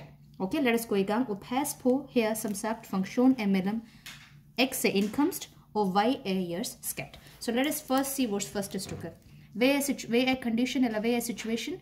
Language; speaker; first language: Danish; non-native, fluent; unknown